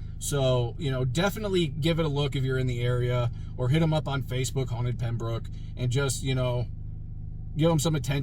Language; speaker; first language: English; native; English